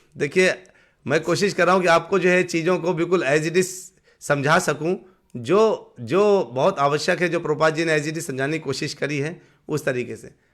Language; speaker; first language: Hindi; native; Hindi